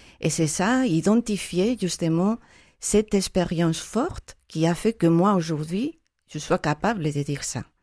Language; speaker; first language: French; non-native, fluent; Spanish